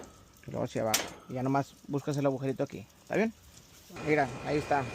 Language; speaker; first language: Spanish; native; Spanish